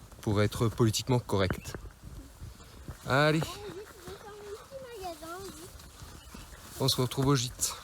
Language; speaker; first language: French; native; French